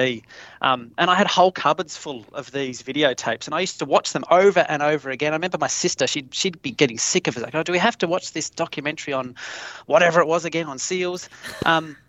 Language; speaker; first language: English; native; English